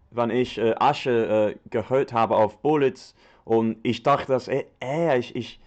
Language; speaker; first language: German; non-native, learner; English